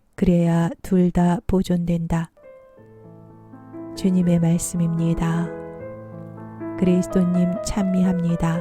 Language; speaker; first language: Korean; native; Korean